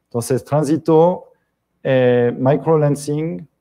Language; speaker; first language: Spanish; non-native, fluent; French